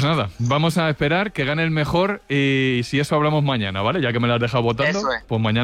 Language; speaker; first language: Spanish; native; Spanish